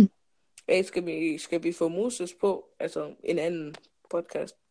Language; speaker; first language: Danish; early bilingual, other home language; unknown